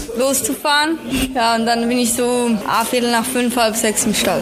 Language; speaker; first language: German; native; German